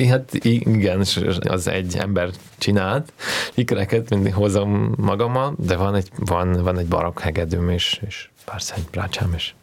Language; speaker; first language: Hungarian; non-native, fluent; Russian